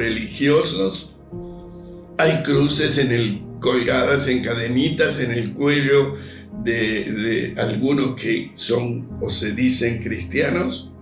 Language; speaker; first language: Spanish; native; Spanish